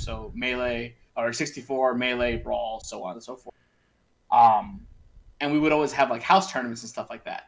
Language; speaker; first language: English; native; English